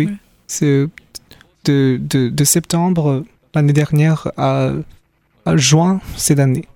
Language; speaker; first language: French; non-native, fluent; Chinese